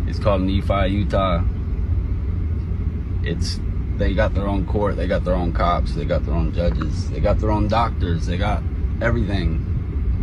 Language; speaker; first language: English; native; English